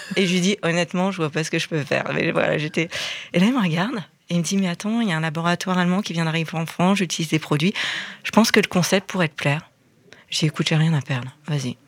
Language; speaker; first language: French; native; French